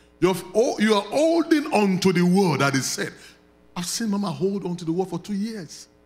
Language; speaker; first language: English; non-native, local second language; Yoruba